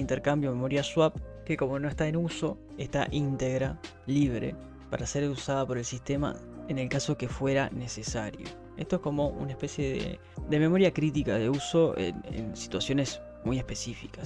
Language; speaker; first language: Spanish; native; Spanish